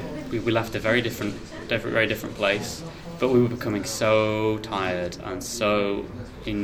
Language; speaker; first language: English; native; English